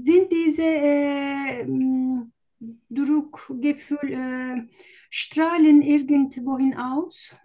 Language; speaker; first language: German; non-native, learner; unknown